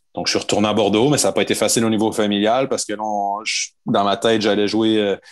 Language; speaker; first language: French; native; French